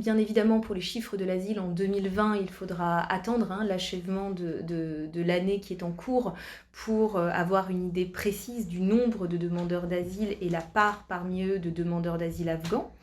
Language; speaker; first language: French; native; French